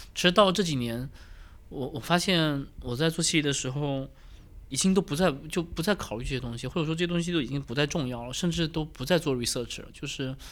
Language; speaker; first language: Chinese; native; Chinese